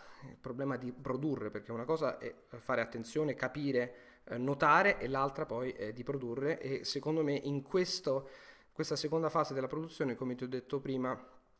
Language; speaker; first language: Italian; native; Italian